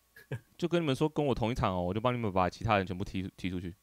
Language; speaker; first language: Chinese; native; Chinese